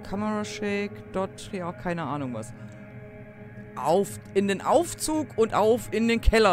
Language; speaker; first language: German; native; German